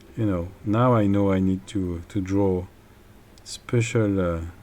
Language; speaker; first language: English; non-native, fluent; French